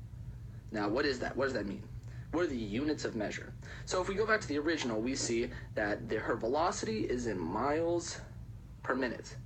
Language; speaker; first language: English; native; English